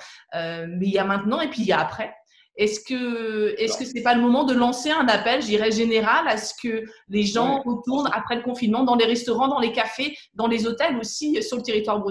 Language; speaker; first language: French; native; French